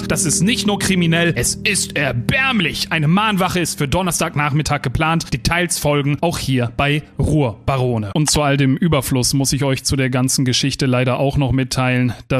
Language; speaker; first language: German; native; German